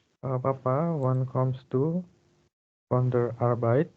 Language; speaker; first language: German; non-native, learner; Indonesian